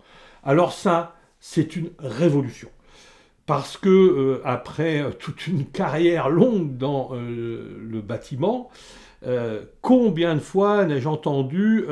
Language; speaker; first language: French; native; French